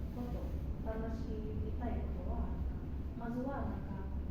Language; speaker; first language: Japanese; non-native, learner; Indonesian